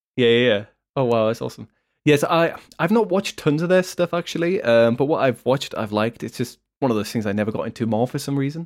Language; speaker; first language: English; native; English